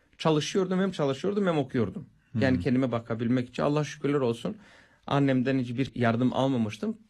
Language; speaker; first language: Turkish; non-native, fluent; Bulgarian